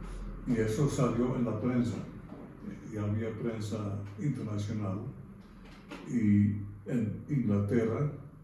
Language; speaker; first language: Spanish; non-native, fluent; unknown